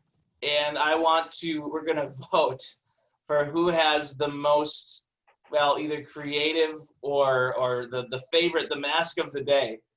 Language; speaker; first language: English; native; English